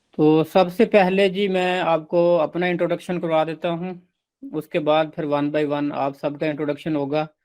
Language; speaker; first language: Urdu; non-native, local second language; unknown